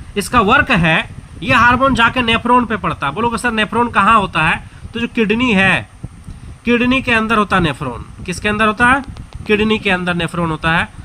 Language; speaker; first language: Hindi; native; Hindi